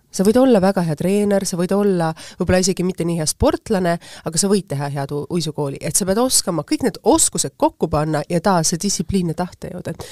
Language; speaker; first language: Estonian; native; Estonian